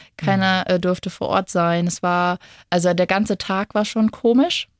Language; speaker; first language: German; native; German